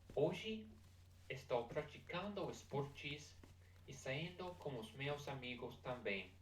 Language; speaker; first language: Portuguese; non-native, learner; English